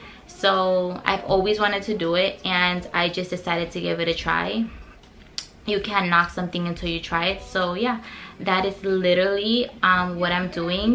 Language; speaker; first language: English; early bilingual, other home language; Spanish